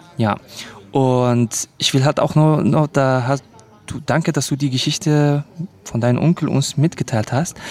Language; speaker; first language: German; early bilingual, other home language; Kurdish